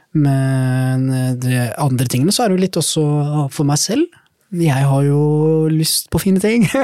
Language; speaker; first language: Norwegian; early bilingual, other home language; Somali